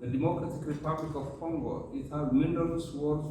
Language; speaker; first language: English; non-native, local second language; Amharic